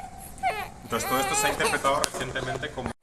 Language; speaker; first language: Spanish; native; Spanish